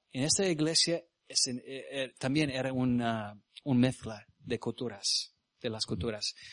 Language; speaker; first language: Spanish; early bilingual, heritage; Spanish